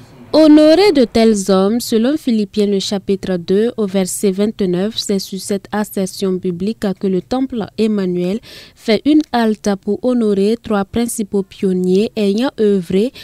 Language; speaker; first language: French; non-native, local second language; Mossi